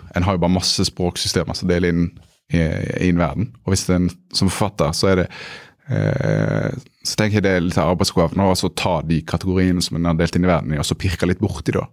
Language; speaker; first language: Norwegian; native; Norwegian